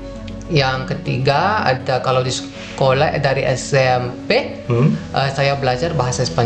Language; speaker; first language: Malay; non-native, fluent; Dutch